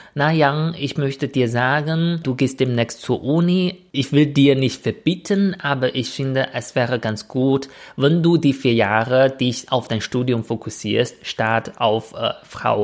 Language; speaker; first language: German; non-native, fluent; Chinese